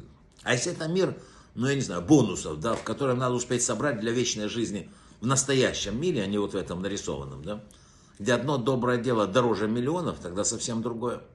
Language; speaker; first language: Russian; native; Russian